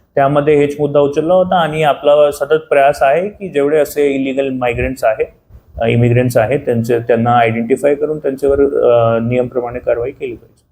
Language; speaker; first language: Marathi; non-native, fluent; Hindi